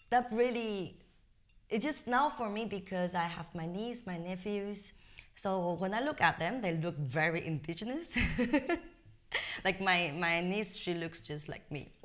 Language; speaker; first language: English; non-native, fluent; Chinese